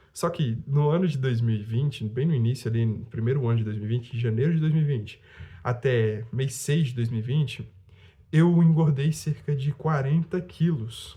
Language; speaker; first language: Portuguese; native; Portuguese